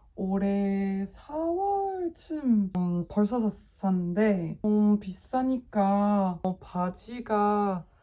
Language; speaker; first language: Korean; non-native, learner; Dutch